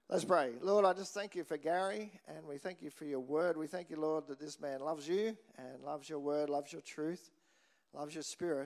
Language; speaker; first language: English; native; English